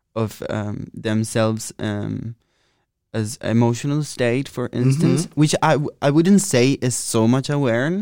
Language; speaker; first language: English; non-native, fluent; Italian